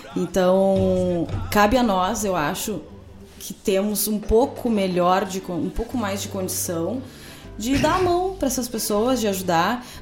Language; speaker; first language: Portuguese; native; Portuguese